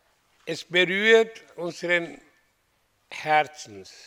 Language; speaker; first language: German; non-native, fluent; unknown